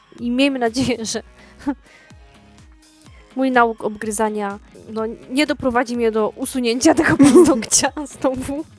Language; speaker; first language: Polish; native; Polish